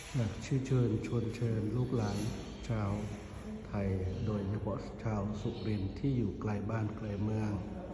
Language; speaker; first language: Thai; non-native, local second language; Northern Khmer